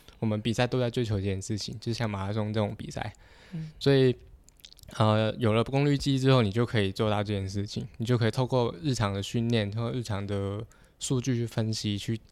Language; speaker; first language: Chinese; non-native, local second language; Cantonese